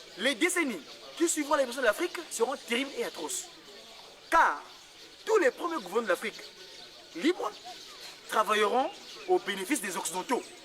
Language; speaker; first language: French; non-native, local second language; Kongo